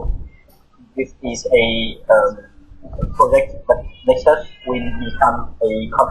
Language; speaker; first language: English; non-native, learner; Vietnamese